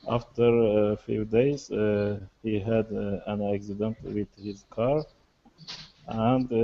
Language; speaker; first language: English; non-native, learner; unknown